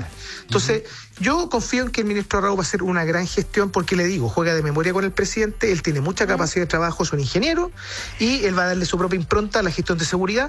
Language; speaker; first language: Spanish; native; Spanish